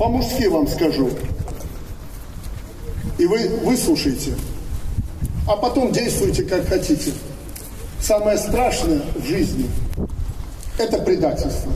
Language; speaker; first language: Russian; native; Russian